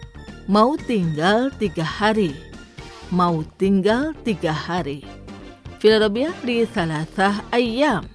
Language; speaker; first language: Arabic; non-native, fluent; Indonesian